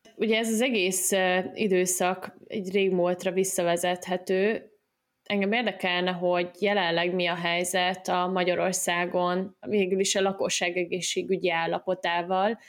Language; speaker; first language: Hungarian; early bilingual, heritage; Hungarian